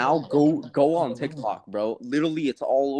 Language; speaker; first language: English; native; English